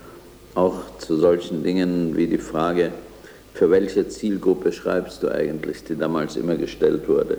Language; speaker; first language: German; native; German